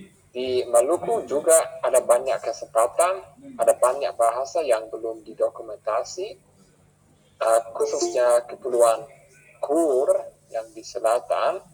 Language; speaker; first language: Indonesian; non-native, fluent; English